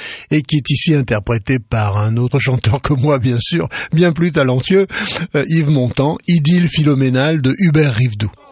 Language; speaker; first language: French; native; French